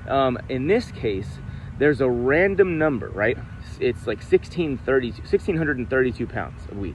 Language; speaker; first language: English; native; English